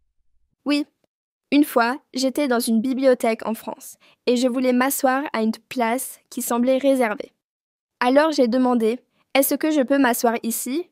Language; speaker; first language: French; non-native, fluent; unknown